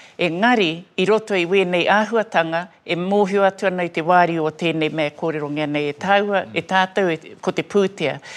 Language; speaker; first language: Māori; native; Māori